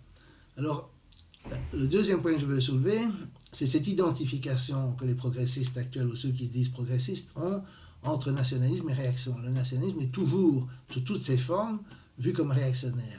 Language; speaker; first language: French; native; French